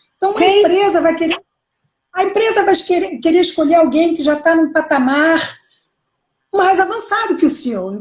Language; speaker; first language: Portuguese; native; Portuguese